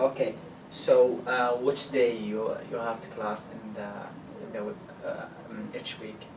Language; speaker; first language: English; non-native, learner; Arabic